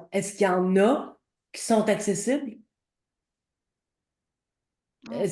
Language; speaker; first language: French; native; French